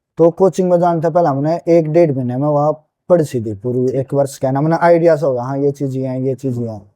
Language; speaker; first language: Hindi; native; Hindi